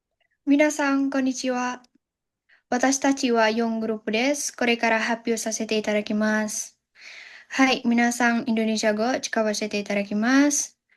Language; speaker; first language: Japanese; non-native, learner; Indonesian